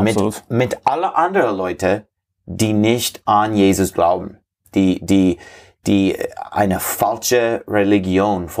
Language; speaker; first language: German; non-native, fluent; English